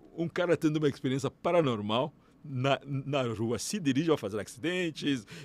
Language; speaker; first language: Portuguese; non-native, fluent; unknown